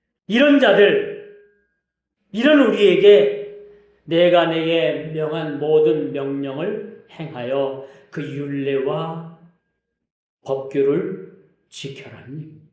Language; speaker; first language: Korean; native; Korean